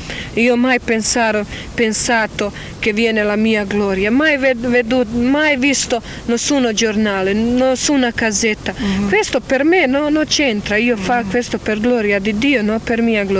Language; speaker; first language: Italian; non-native, learner; Croatian